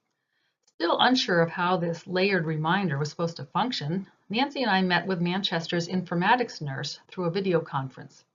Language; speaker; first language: English; native; English